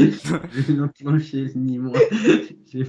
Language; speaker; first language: French; native; French